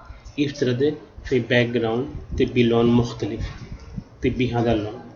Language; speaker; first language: Arabic; non-native, learner; Urdu